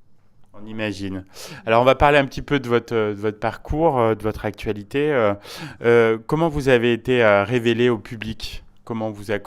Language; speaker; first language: French; native; French